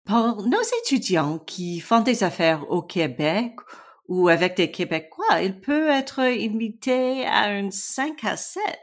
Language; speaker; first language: French; non-native, learner; English